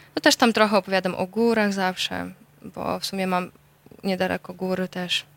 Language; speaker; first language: Polish; non-native, fluent; Russian